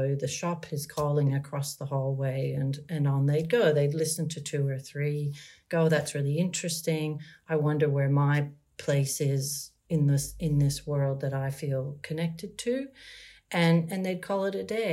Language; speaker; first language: English; native; English